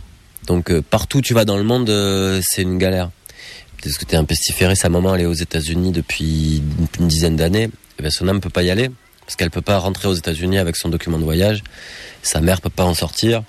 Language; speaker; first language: French; native; French